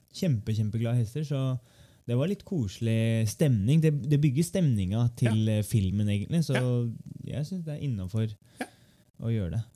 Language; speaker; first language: Norwegian; early bilingual, other home language; Turkish